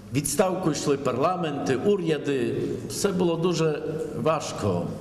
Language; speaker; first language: Ukrainian; early bilingual, heritage; Ukrainian